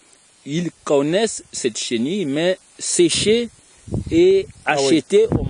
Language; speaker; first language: French; non-native, local second language; Kongo